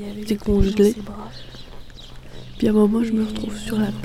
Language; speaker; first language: French; native; French